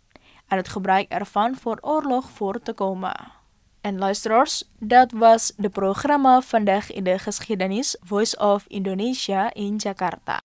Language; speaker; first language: Dutch; non-native, fluent; Indonesian